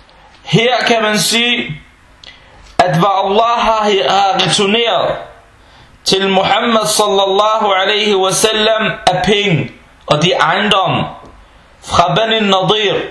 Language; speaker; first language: Danish; non-native, fluent; Arabic